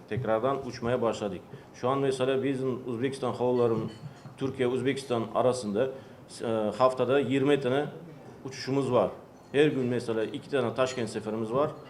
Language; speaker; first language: Turkish; non-native, learner; Uzbek